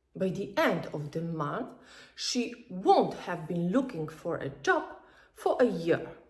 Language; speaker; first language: English; non-native, fluent; Polish